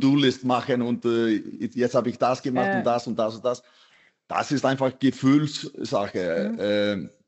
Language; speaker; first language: German; non-native, fluent; Icelandic